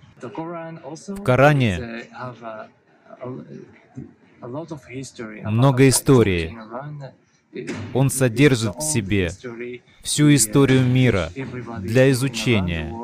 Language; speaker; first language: Russian; non-native, fluent; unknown